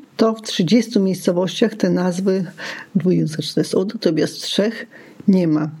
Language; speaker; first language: Polish; non-native, local second language; Lithuanian